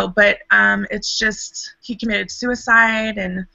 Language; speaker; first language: English; native; English